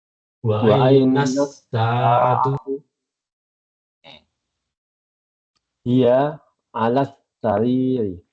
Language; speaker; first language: Arabic; non-native, learner; Indonesian